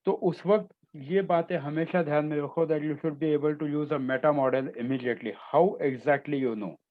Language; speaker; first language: Hindi; non-native, local second language; Marathi